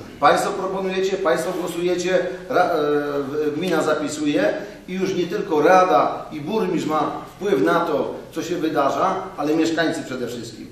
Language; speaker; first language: Polish; native; Polish